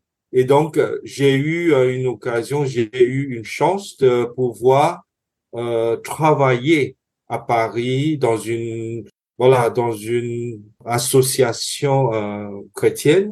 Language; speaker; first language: French; non-native, fluent; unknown